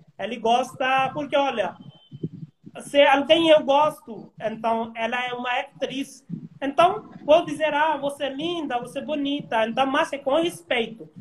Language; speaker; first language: Portuguese; non-native, learner; Hindi